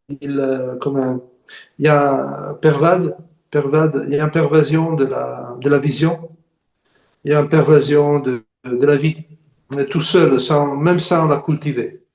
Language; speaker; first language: French; non-native, fluent; Italian